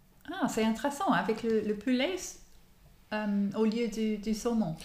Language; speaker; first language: French; non-native, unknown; English